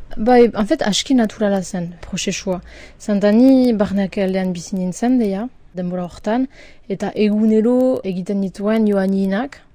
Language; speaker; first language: Basque; non-native, local second language; French